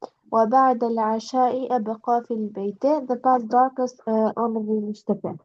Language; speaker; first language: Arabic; non-native, learner; Albanian